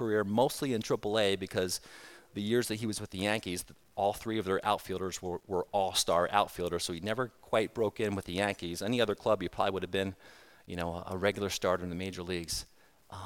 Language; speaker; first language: English; native; English